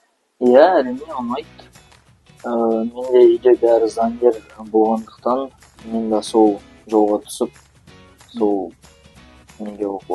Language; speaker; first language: Kazakh; non-native, local second language; Russian